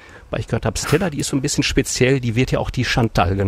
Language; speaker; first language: German; native; German